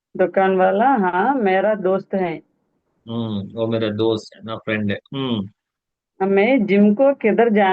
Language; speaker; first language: Hindi; non-native, learner; Telugu